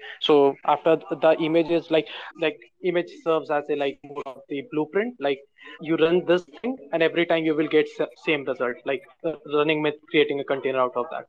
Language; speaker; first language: English; non-native, local second language; Hindi